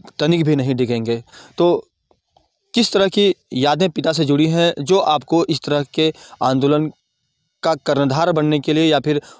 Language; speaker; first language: Hindi; native; Hindi